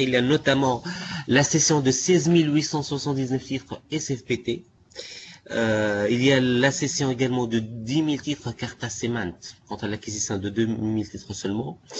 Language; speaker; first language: French; non-native, local second language; Arabic